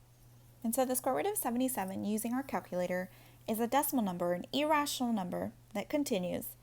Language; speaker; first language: English; native; English